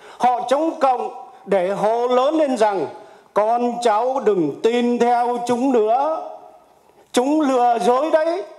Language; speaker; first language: Vietnamese; native; Vietnamese